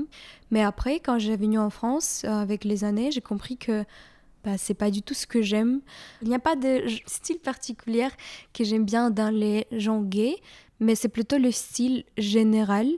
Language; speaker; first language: French; non-native, fluent; Ukrainian